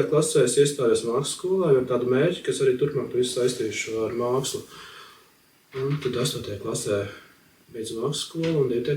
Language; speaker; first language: Latvian; native; Latvian